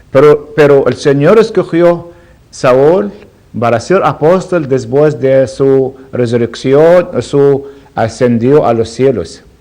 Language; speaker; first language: Spanish; non-native, learner; Arabic